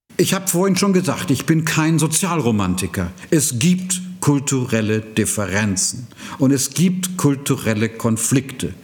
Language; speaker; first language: German; native; German